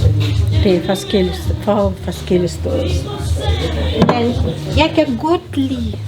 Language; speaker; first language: Danish; non-native, learner; Russian